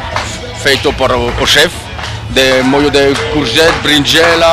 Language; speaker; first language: Portuguese; non-native, learner; French